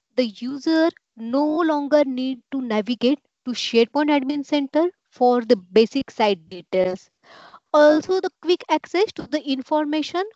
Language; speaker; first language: English; non-native, local second language; Marathi